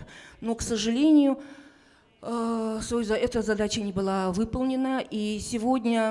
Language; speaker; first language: Russian; native; Russian